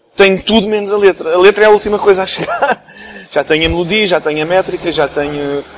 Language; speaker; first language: Portuguese; early bilingual, other home language; English